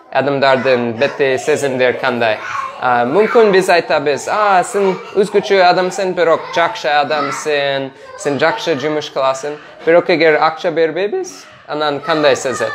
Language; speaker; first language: Kyrgyz; non-native, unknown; English